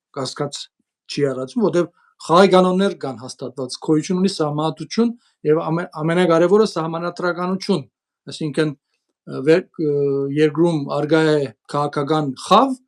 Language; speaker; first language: Armenian; early bilingual, heritage; Armenian